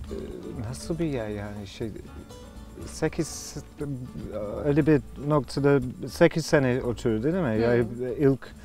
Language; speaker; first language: Turkish; non-native, learner; English